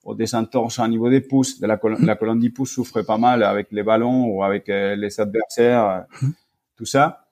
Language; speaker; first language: French; non-native, fluent; Spanish